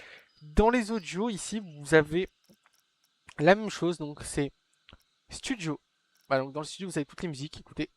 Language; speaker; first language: French; native; French